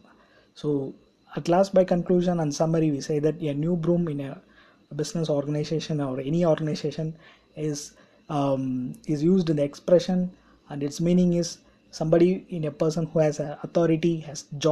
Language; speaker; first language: English; non-native, local second language; Tamil